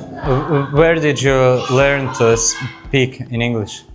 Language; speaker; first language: English; non-native, fluent; Lithuanian